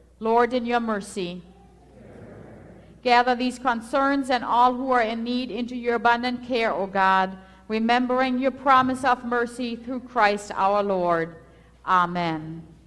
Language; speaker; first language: English; native; English